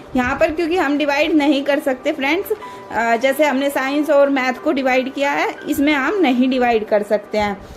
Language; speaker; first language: Hindi; native; Hindi